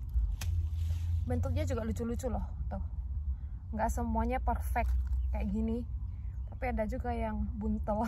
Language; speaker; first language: Indonesian; native; Indonesian